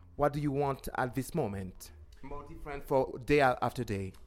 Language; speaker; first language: English; non-native, learner; French